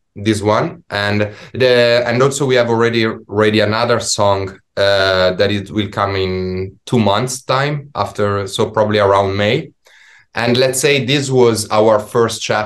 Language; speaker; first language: English; non-native, fluent; Italian